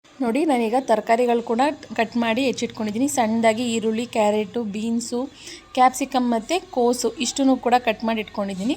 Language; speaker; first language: Kannada; native; Kannada